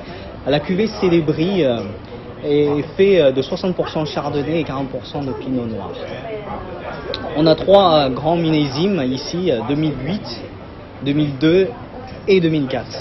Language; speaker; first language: French; non-native, fluent; Cantonese